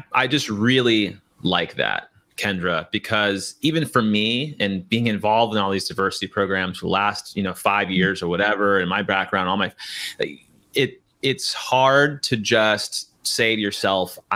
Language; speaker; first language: English; native; English